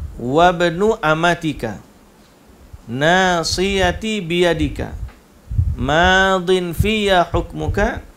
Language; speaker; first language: Arabic; non-native, fluent; Malay